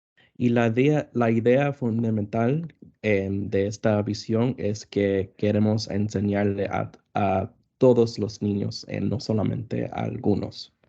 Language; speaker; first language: Spanish; early bilingual, other home language; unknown